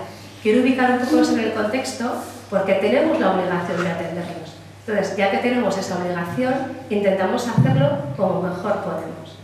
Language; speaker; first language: Spanish; native; Spanish